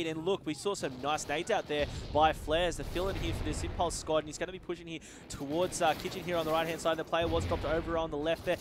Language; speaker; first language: English; native; English